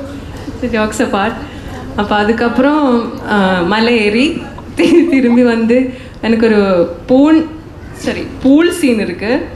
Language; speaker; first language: Tamil; non-native, learner; Malayalam